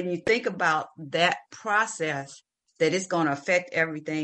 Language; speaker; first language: English; native; English